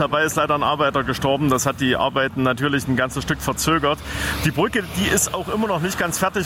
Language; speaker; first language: German; native; German